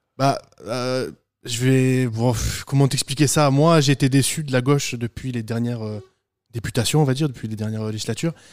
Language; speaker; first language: French; native; French